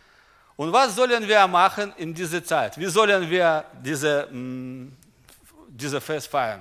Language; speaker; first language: German; non-native, learner; Russian